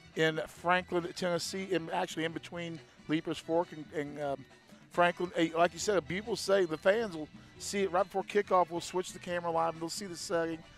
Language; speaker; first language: English; native; English